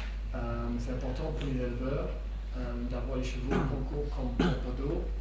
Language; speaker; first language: French; non-native, fluent; English